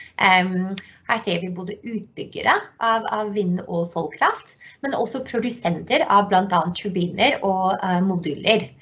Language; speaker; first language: Norwegian; non-native, fluent; English